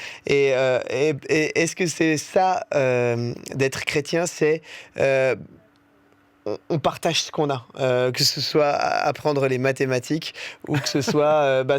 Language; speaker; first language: French; native; French